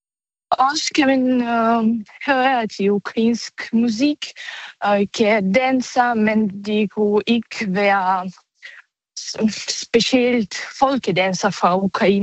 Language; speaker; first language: Danish; non-native, learner; Ukrainian